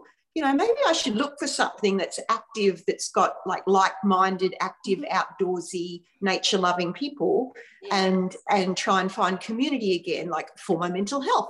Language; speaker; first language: English; native; English